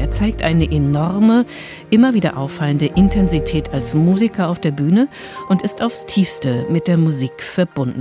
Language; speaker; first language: German; native; German